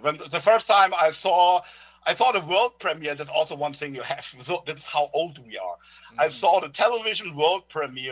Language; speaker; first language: English; non-native, fluent; German